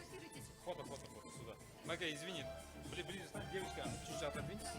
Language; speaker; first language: Russian; native; Russian